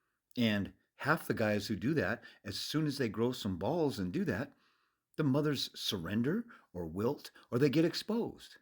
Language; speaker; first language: English; native; English